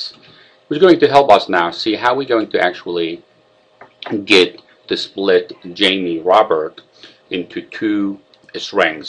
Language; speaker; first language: English; non-native, fluent; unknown